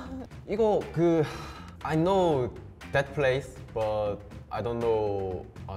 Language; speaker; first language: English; non-native, learner; Korean